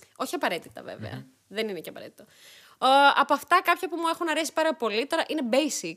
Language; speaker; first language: Greek; early bilingual, other home language; Armenian